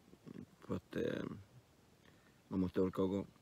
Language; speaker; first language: Swedish; non-native, learner; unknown